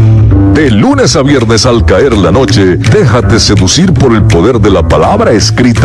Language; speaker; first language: Spanish; native; Spanish